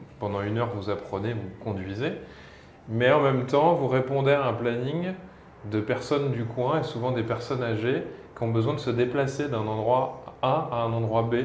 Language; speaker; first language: French; native; French